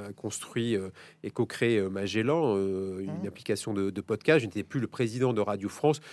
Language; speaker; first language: French; native; French